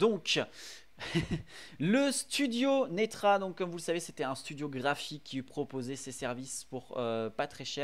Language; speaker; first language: French; native; French